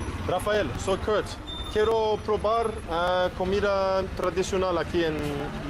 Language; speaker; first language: Spanish; non-native, learner; English